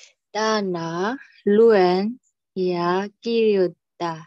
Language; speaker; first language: Finnish; non-native, learner; Burmese